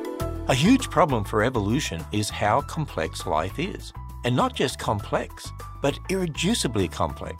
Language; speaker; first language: English; native; English